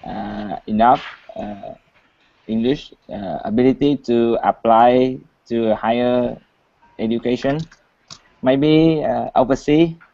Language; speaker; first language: English; non-native, learner; Vietnamese